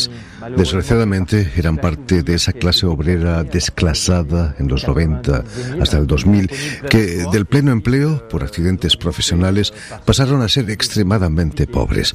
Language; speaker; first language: Spanish; native; Spanish